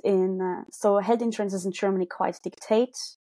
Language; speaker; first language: English; non-native, fluent; German